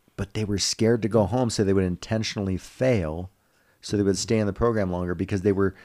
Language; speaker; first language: English; native; English